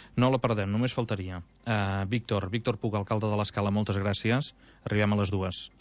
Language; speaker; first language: Catalan; native; Catalan